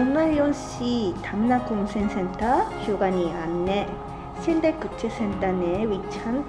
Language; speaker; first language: Korean; non-native, fluent; Japanese